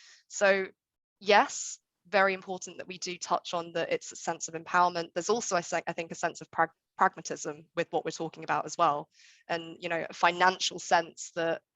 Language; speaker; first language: English; native; English